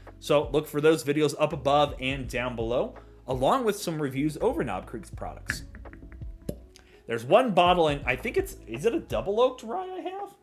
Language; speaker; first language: English; native; English